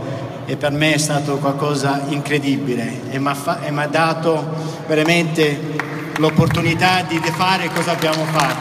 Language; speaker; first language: Italian; early bilingual, heritage; Italian